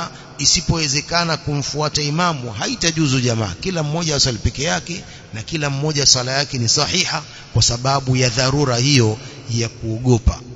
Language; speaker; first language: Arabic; non-native, fluent; Swahili